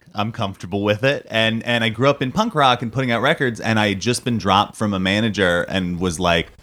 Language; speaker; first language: English; native; English